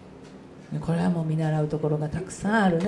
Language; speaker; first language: Japanese; native; Japanese